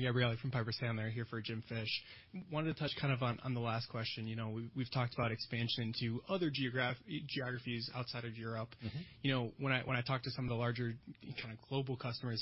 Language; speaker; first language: English; native; English